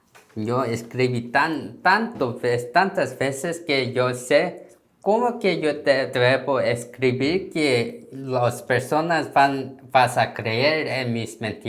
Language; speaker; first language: Spanish; non-native, learner; Korean